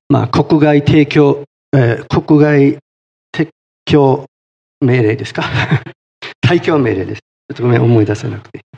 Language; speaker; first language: Japanese; non-native, fluent; English